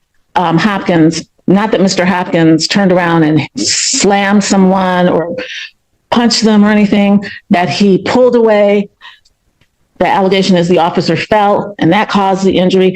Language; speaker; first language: English; native; English